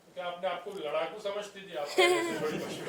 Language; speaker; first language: Hindi; native; Hindi